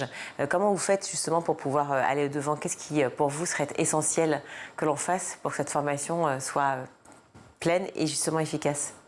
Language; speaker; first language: French; native; French